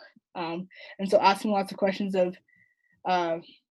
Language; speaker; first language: English; native; English